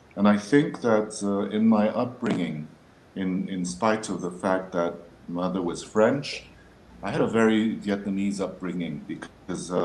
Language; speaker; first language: English; early bilingual, other home language; French